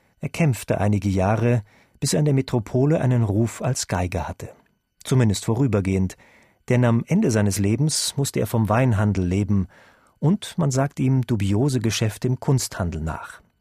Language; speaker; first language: German; native; German